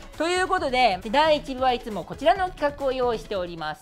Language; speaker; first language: Japanese; native; Japanese